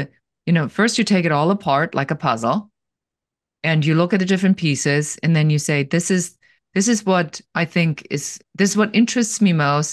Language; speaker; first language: English; non-native, fluent; German